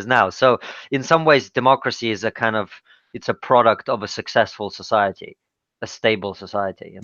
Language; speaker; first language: English; non-native, fluent; Russian